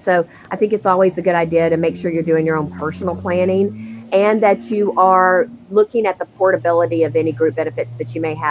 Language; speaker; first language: English; native; English